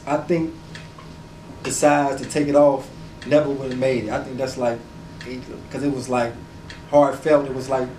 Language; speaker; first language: English; native; English